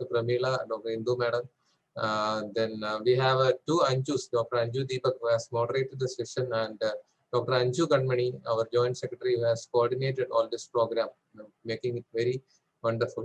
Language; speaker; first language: English; non-native, local second language; Malayalam